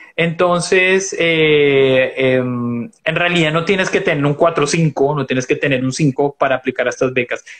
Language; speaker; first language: Spanish; native; Spanish